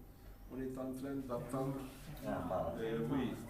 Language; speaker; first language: French; non-native, fluent; Turkish